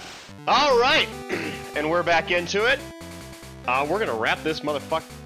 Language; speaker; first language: English; native; English